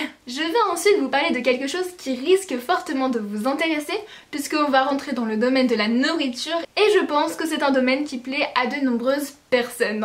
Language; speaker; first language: French; native; French